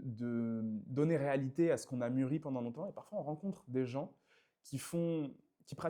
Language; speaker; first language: French; native; French